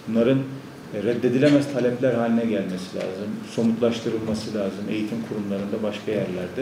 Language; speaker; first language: Turkish; native; Turkish